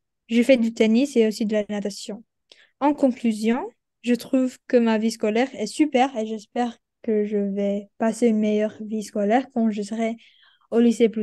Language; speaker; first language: French; non-native, learner; Indonesian